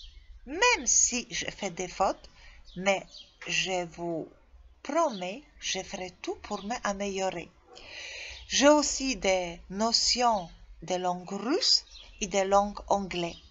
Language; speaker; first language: French; non-native, fluent; Polish